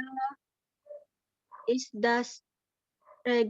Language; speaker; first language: German; non-native, learner; Indonesian